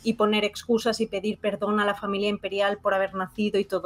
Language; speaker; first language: Spanish; native; Spanish